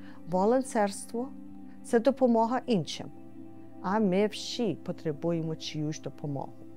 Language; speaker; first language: Ukrainian; early bilingual, heritage; Ukrainian